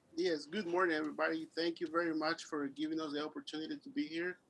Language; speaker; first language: English; early bilingual, other home language; Spanish